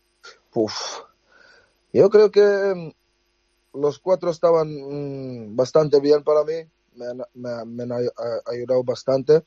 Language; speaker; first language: Spanish; non-native, fluent; Dutch